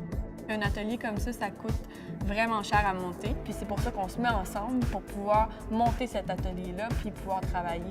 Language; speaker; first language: French; native; French